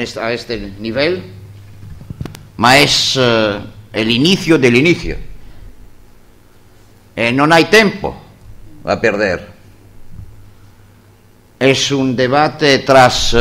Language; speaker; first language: Spanish; non-native, fluent; Greek